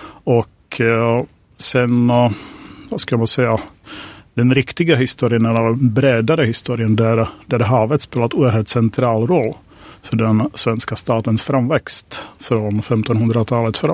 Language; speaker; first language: Swedish; non-native, fluent; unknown